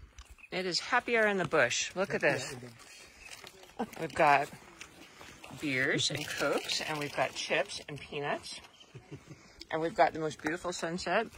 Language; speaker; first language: English; native; English